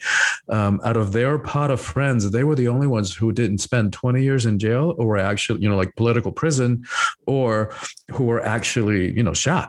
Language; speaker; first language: English; early bilingual, other home language; Spanish